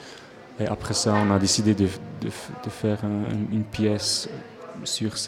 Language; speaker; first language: French; non-native, local second language; Swiss German